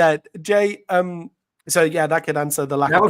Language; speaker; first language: English; native; English